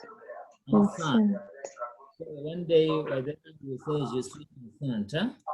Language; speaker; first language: French; non-native, fluent; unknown